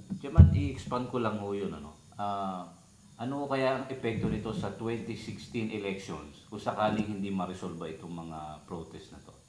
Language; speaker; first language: Filipino; native; Filipino